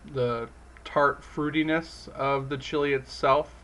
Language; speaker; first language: English; native; English